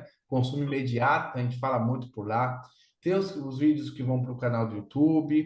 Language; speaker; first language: Portuguese; native; Portuguese